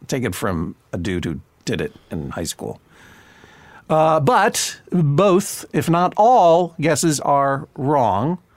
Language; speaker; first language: English; native; English